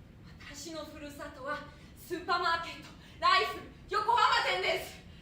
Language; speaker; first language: Japanese; non-native, fluent; German